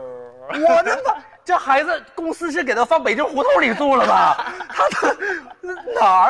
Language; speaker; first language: Chinese; native; Chinese